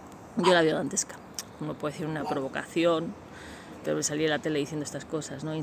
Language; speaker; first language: Spanish; native; Spanish